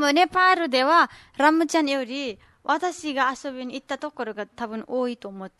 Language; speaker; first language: Japanese; non-native, learner; Nepali